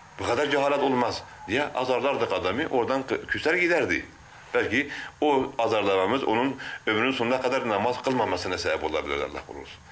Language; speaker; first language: Turkish; non-native, local second language; Kurdish